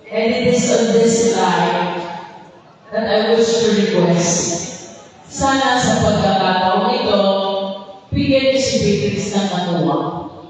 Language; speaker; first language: Filipino; native; Filipino